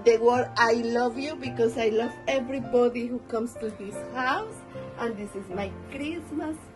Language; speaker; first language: English; non-native, learner; Spanish